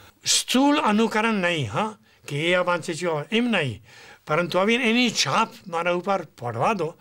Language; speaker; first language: Gujarati; non-native, fluent; Spanish